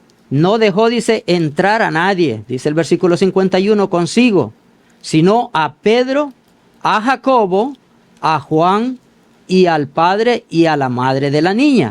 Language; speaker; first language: Spanish; native; Spanish